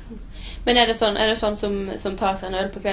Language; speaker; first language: Norwegian; native; Norwegian